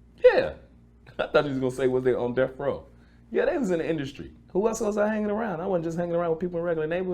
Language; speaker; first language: English; native; English